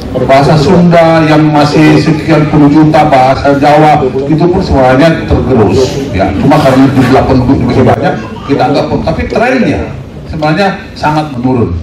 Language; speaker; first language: Indonesian; non-native, local second language; Batak Toba